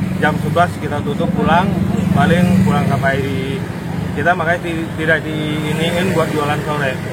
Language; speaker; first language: Indonesian; native; Indonesian